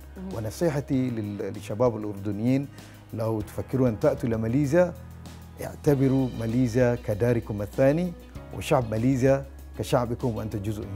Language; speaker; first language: Arabic; non-native, fluent; Malay